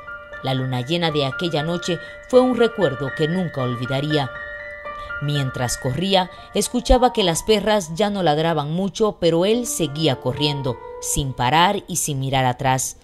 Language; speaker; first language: Spanish; native; Spanish